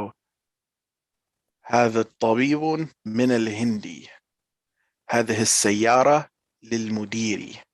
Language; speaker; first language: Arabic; non-native, learner; English